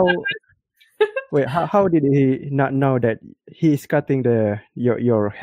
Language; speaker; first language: English; non-native, local second language; Malay